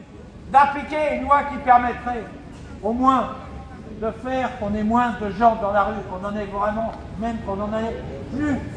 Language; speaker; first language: French; native; French